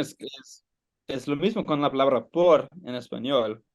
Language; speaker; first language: Spanish; non-native, learner; English